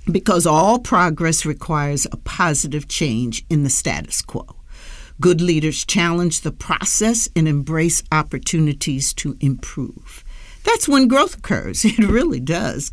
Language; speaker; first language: English; native; English